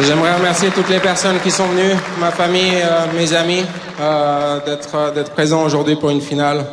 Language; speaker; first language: French; native; French